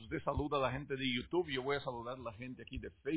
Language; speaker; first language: Spanish; native; Spanish